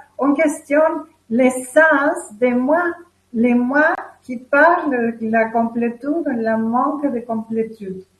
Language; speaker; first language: French; non-native, fluent; Spanish